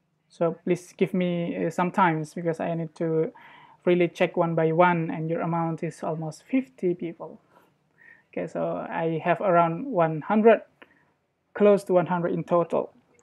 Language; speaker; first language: English; non-native, fluent; Indonesian